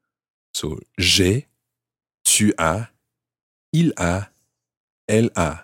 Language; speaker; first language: French; non-native, fluent; English